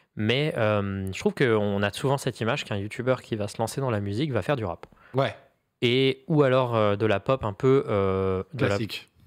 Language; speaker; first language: French; native; French